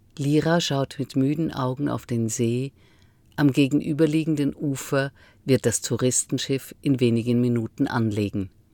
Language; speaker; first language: German; native; German